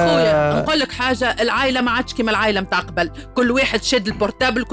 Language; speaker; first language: Arabic; native; Arabic